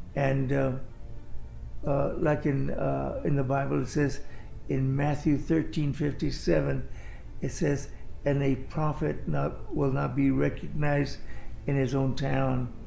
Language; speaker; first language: English; native; English